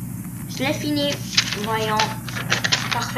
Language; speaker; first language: French; early bilingual, other home language; Korean